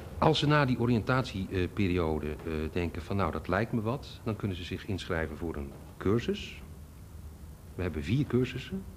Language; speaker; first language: Dutch; native; Dutch